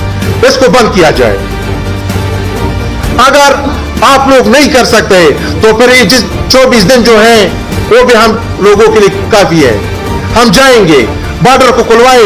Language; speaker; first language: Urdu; non-native, fluent; Pashto